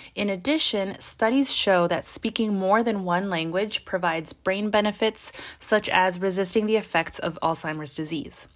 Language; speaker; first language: English; early bilingual, other home language; Spanish